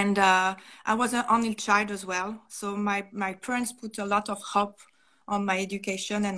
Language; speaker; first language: English; non-native, fluent; French